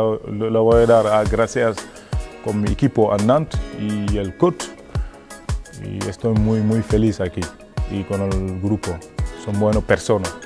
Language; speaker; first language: Spanish; non-native, fluent; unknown